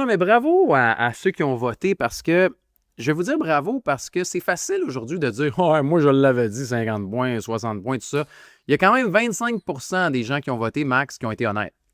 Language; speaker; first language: French; native; French